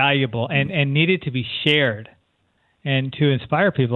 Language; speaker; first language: English; native; English